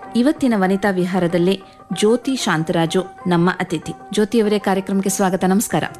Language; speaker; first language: Kannada; native; Kannada